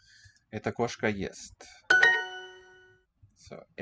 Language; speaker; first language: Russian; non-native, learner; English